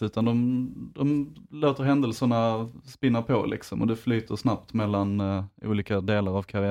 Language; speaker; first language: Swedish; native; Swedish